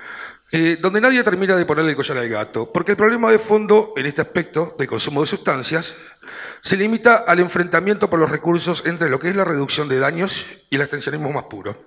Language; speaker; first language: Spanish; native; Spanish